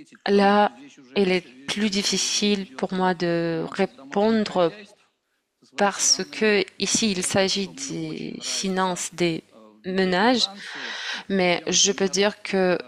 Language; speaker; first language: French; non-native, fluent; Russian